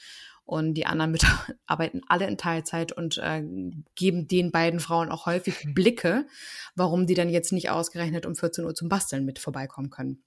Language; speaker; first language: German; native; German